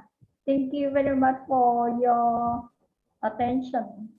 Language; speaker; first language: English; non-native, learner; Vietnamese